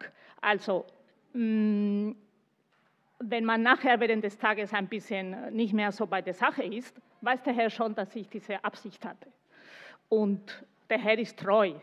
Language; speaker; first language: German; non-native, fluent; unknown